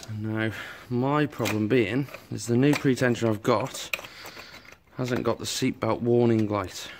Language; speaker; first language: English; native; English